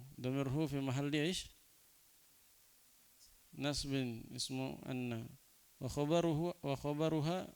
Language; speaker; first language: Arabic; non-native, fluent; Indonesian